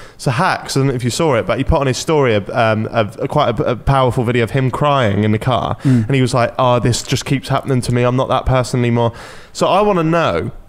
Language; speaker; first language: English; native; English